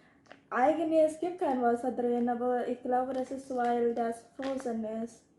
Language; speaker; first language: German; non-native, learner; Indonesian